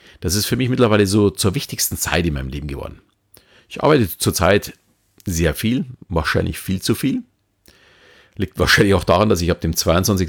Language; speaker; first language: German; native; German